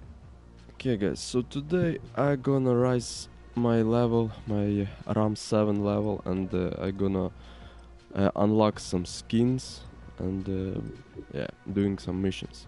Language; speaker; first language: English; non-native, learner; Ukrainian